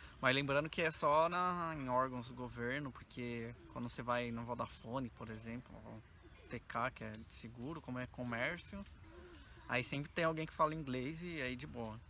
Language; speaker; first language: Portuguese; native; Portuguese